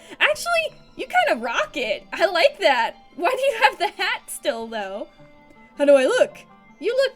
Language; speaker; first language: English; native; English